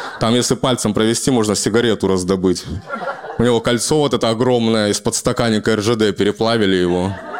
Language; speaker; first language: Russian; native; Russian